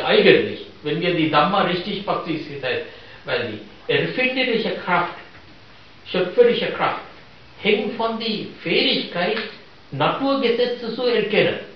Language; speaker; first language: German; non-native, fluent; Sinhala